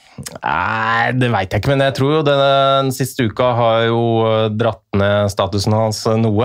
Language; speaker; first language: Norwegian; native; Norwegian